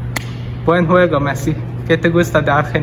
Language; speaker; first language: Spanish; non-native, learner; English